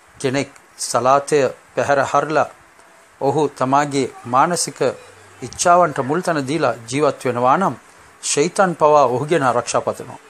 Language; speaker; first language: Sinhala; non-native, local second language; Tamil